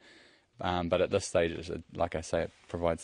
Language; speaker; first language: English; native; English